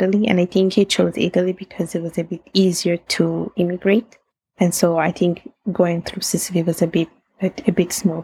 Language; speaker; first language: English; non-native, fluent; Italian